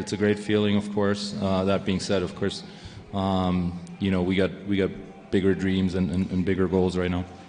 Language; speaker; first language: English; non-native, fluent; German